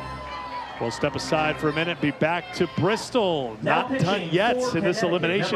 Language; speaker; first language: English; native; English